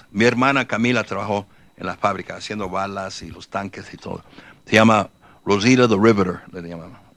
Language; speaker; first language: Spanish; early bilingual, heritage; Spanish